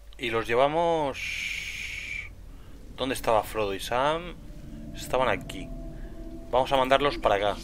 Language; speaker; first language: Spanish; native; Spanish